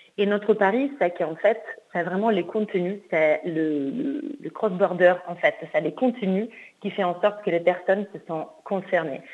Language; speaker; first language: French; non-native, fluent; Italian